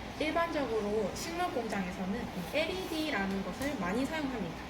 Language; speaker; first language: Korean; native; Korean